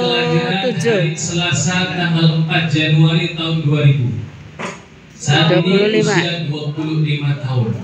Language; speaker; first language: Indonesian; native; Indonesian